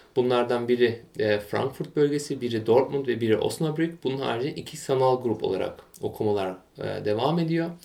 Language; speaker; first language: Turkish; early bilingual, heritage; Turkish